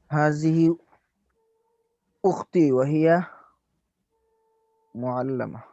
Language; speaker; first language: Arabic; non-native, learner; Urdu